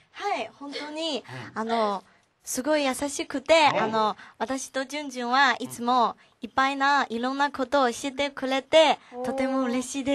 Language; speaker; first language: Japanese; non-native, learner; Chinese